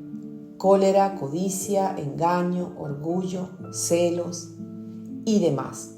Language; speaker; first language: Spanish; native; Spanish